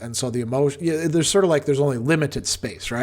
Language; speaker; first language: English; native; English